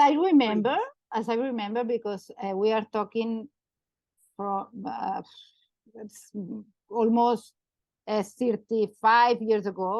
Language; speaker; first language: English; non-native, learner; Catalan